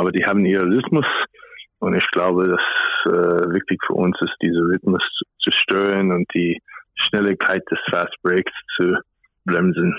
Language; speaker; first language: German; non-native, fluent; English